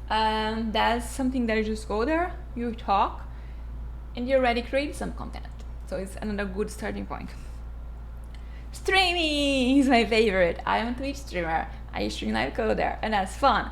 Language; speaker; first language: English; non-native, fluent; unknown